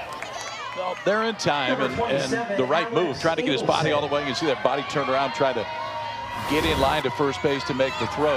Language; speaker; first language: English; native; English